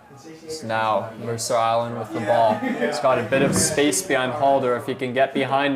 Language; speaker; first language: English; native; English